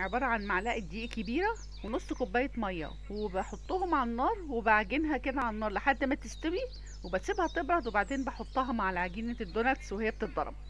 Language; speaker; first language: Arabic; native; Arabic